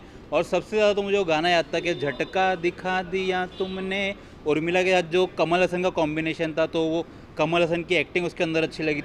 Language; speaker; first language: Hindi; native; Hindi